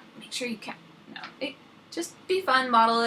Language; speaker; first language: English; native; English